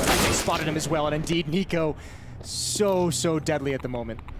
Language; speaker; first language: English; native; English